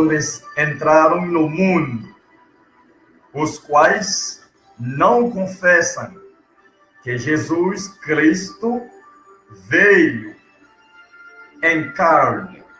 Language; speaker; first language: Portuguese; non-native, learner; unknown